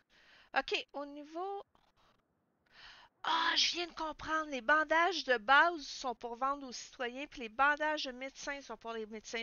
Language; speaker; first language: French; native; French